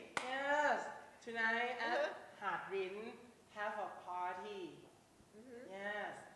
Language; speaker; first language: English; non-native, learner; Thai